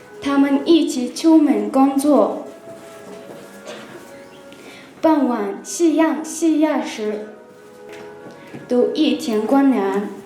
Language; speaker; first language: Chinese; non-native, learner; Mongolian